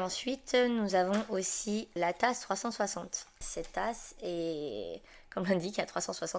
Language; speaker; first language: French; native; French